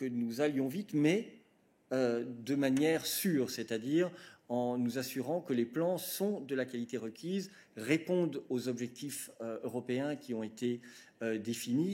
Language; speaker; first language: French; native; French